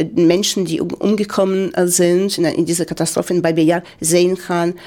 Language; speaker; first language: German; non-native, fluent; Ukrainian